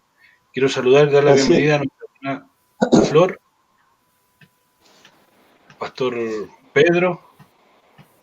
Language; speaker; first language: Spanish; native; Spanish